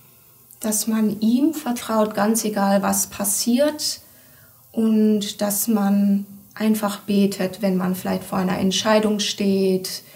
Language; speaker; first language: German; early bilingual, other home language; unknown